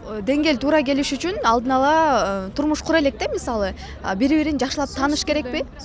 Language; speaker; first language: Kyrgyz; native; Kyrgyz